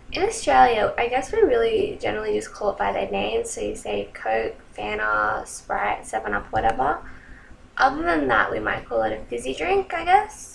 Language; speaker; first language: English; native; English